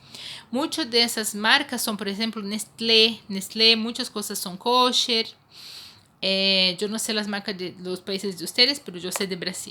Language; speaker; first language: Spanish; non-native, fluent; Portuguese